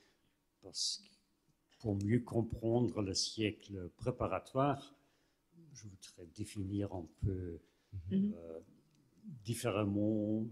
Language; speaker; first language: French; non-native, fluent; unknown